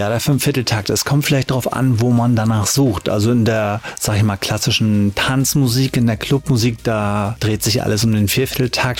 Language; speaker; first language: German; native; German